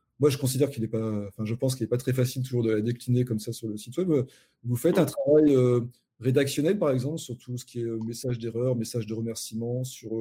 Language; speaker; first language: French; native; French